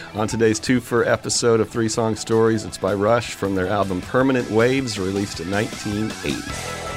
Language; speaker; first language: English; native; English